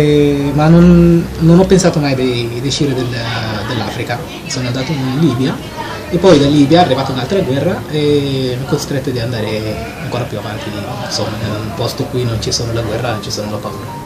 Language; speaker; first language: Italian; non-native, fluent; Arabic